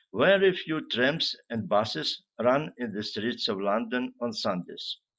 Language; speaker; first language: English; non-native, fluent; Ukrainian